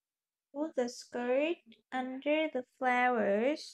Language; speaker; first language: English; non-native, fluent; Vietnamese